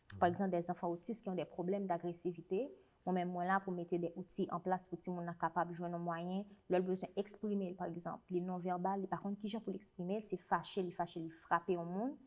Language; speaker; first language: French; non-native, local second language; Haitian Creole